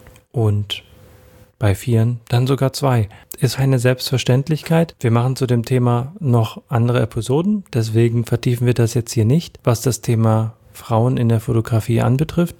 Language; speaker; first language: German; native; German